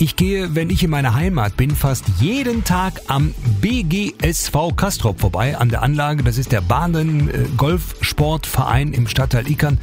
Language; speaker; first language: German; native; German